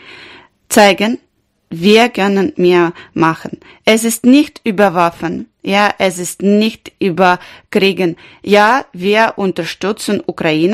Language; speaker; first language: German; non-native, learner; Ukrainian